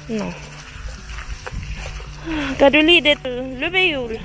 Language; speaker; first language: Danish; non-native, learner; Filipino